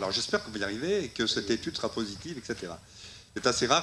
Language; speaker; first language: French; native; French